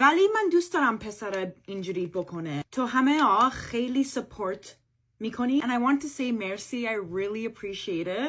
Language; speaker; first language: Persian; early bilingual, heritage; Persian